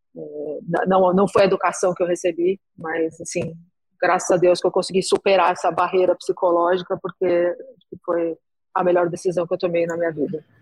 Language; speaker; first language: Portuguese; native; Portuguese